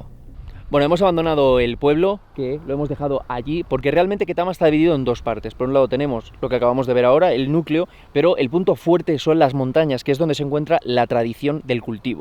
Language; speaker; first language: Spanish; native; Spanish